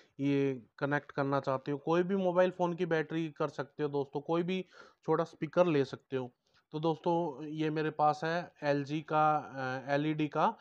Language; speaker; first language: Hindi; native; Hindi